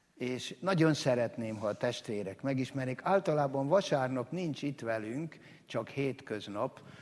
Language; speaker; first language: Hungarian; native; Hungarian